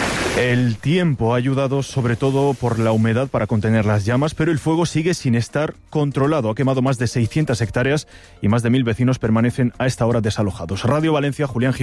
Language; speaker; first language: Spanish; native; Spanish